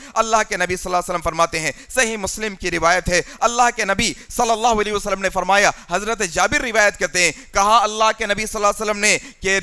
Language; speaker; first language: Urdu; native; Urdu